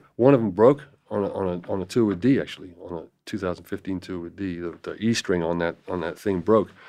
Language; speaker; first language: English; native; English